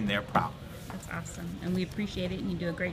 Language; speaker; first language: English; native; English